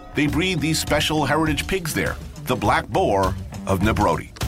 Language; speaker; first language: English; native; English